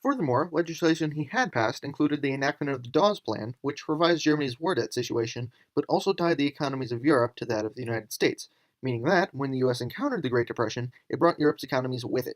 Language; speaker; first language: English; native; English